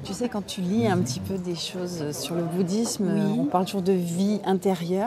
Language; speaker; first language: French; native; French